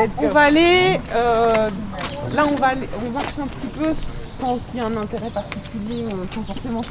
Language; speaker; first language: French; native; French